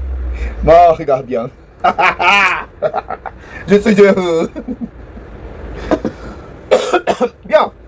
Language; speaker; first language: French; non-native, learner; Portuguese